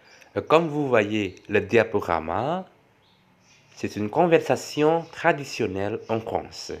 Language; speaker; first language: French; non-native, fluent; Javanese